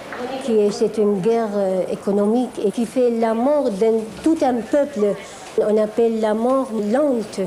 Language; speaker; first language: French; non-native, fluent; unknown